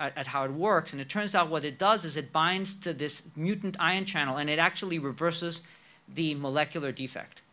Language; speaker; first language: English; non-native, fluent; Spanish